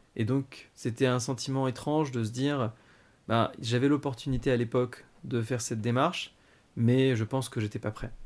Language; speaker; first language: French; native; French